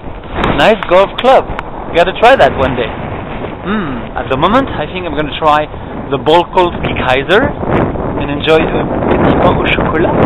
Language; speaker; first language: English; non-native, fluent; French